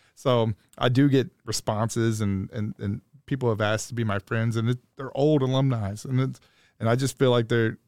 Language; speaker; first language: English; native; English